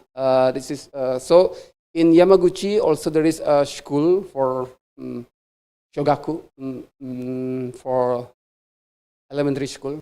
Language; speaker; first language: English; non-native, fluent; Indonesian